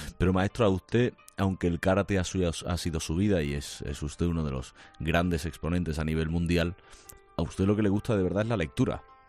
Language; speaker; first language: Spanish; native; Spanish